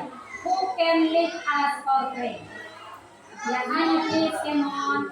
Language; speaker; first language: English; non-native, learner; Indonesian